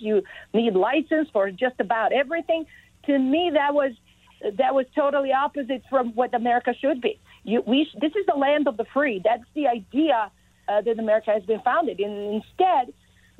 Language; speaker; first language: English; non-native, fluent; Serbian